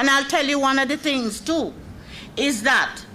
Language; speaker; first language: English; native; English